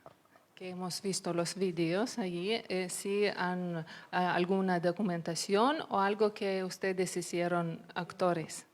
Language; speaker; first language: Spanish; non-native, learner; Lithuanian